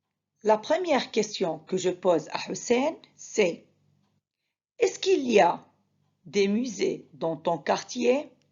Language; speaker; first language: French; non-native, fluent; Arabic